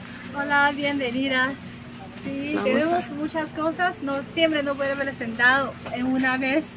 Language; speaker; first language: Spanish; non-native, learner; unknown